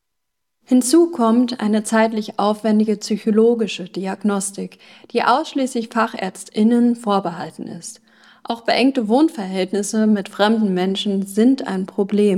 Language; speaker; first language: German; native; German